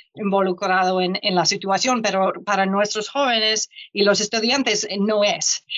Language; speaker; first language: Spanish; non-native, fluent; English